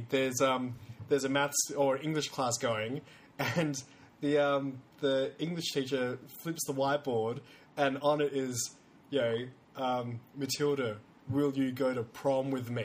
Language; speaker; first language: English; native; English